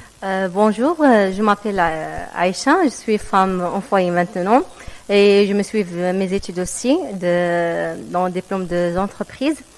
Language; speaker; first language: French; non-native, learner; Arabic